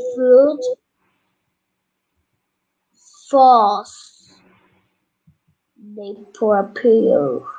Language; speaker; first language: English; non-native, learner; Turkish